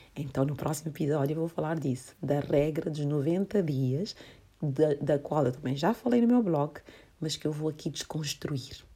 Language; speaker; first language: Portuguese; non-native, local second language; Kabuverdianu